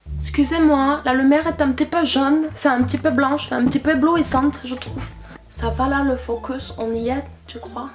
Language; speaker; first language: French; native; French